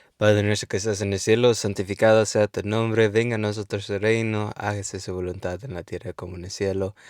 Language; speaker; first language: Spanish; early bilingual, heritage; Spanish